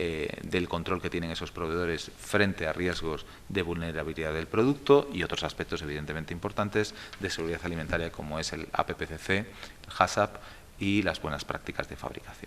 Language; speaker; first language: Spanish; native; Spanish